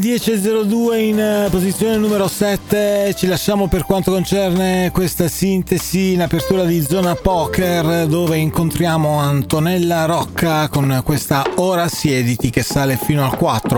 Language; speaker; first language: Italian; native; Italian